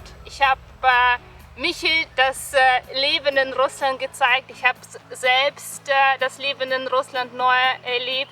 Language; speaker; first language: German; non-native, fluent; Russian